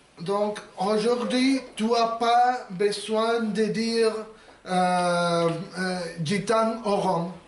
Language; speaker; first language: French; non-native, learner; Spanish